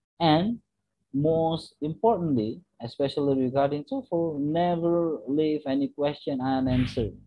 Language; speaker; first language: English; non-native, fluent; Indonesian